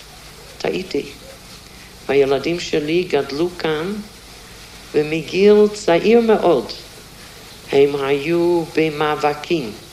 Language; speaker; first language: Hebrew; non-native, fluent; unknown